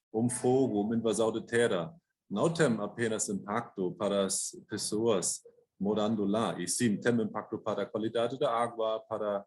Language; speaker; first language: Portuguese; non-native, fluent; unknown